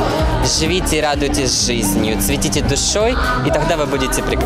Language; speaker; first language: Russian; native; Russian